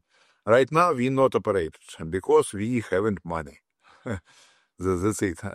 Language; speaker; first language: English; non-native, learner; Russian